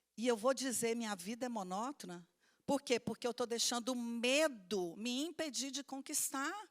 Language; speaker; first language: Portuguese; native; Portuguese